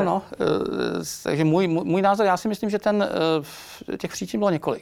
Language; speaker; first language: Czech; native; Czech